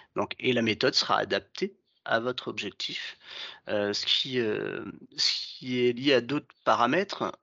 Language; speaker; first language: French; native; French